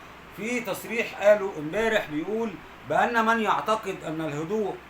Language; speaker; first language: Arabic; native; Arabic